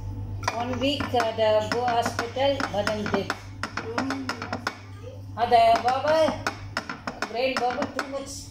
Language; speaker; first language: English; non-native, learner; Arabic